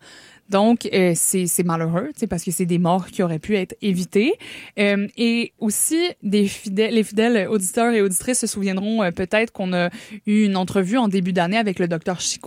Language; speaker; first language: French; native; French